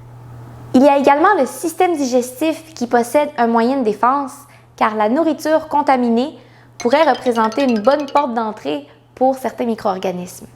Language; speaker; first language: French; native; French